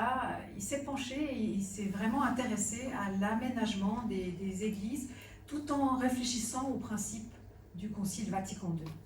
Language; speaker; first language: French; native; French